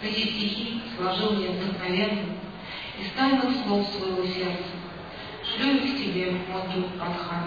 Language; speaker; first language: Russian; native; Russian